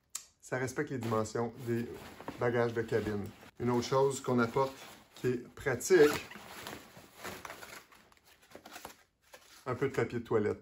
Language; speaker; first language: French; native; French